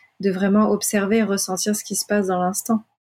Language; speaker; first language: French; native; French